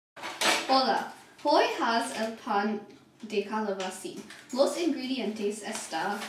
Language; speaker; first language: Spanish; non-native, learner; English